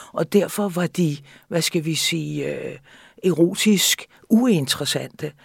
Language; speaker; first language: Danish; native; Danish